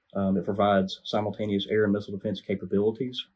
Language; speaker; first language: English; native; English